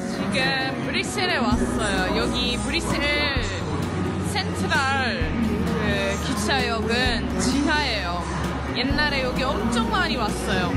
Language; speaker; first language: Korean; non-native, fluent; French